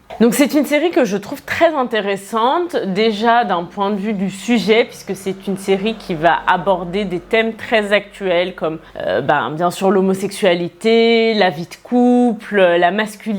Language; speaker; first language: French; native; French